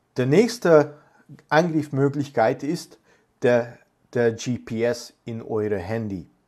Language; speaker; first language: German; non-native, fluent; Hungarian